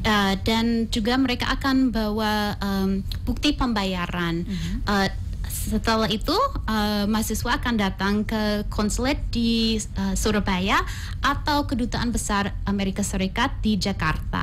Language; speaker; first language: Indonesian; non-native, fluent; English